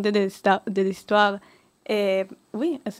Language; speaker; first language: French; early bilingual, heritage; Hebrew